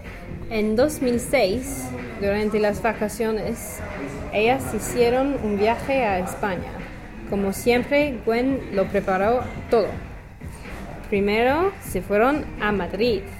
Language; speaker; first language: Spanish; non-native, learner; English